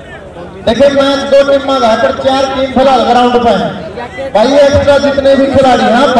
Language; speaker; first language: Hindi; native; Hindi